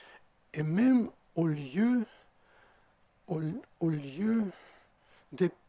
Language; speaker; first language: French; non-native, fluent; Russian